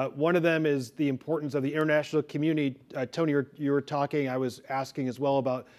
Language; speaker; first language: English; native; English